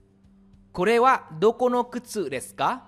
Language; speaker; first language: Japanese; non-native, fluent; Vietnamese